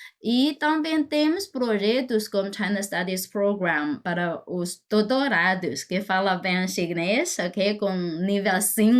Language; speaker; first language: Portuguese; non-native, fluent; Chinese